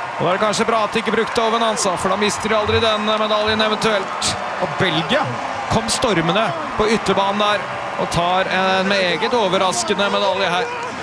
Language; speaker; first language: Norwegian; native; Norwegian